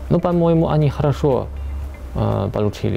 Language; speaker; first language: Russian; non-native, learner; Chinese